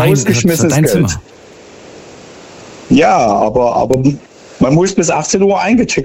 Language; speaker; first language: German; native; German